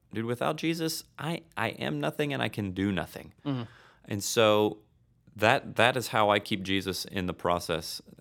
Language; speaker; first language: English; native; English